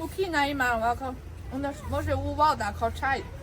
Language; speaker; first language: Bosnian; non-native, learner; Chinese